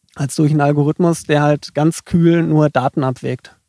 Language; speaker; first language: German; native; German